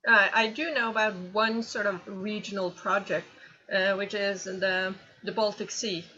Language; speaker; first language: English; non-native, fluent; Norwegian